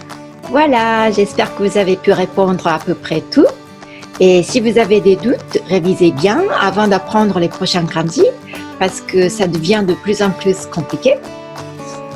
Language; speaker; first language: French; non-native, fluent; Japanese